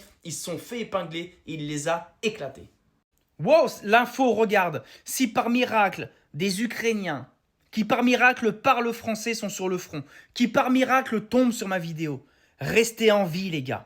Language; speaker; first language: French; native; French